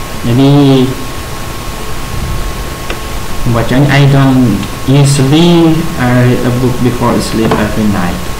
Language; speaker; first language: English; non-native, learner; Indonesian